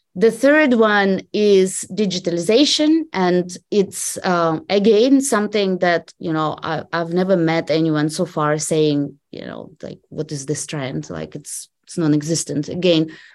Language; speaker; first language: English; non-native, fluent; Russian